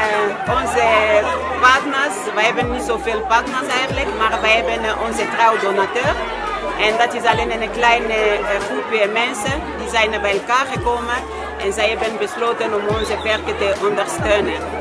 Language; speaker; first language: Dutch; non-native, fluent; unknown